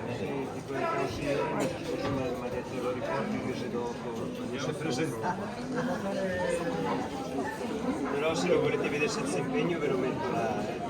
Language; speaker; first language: Italian; native; Italian